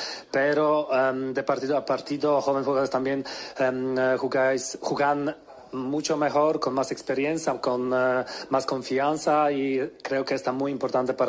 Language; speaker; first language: Spanish; non-native, learner; Polish